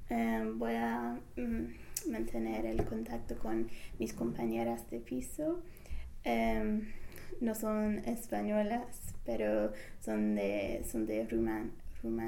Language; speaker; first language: Spanish; non-native, fluent; English